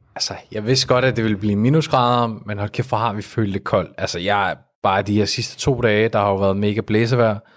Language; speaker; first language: Danish; early bilingual, other home language; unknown